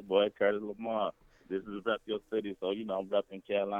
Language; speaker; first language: English; native; English